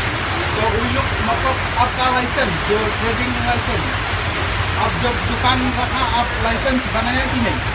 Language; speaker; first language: Hindi; non-native, local second language; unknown